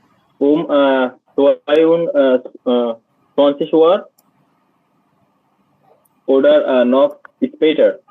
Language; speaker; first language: German; non-native, learner; Bangla